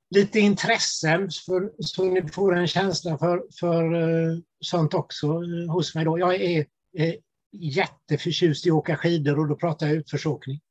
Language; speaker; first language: Swedish; native; Swedish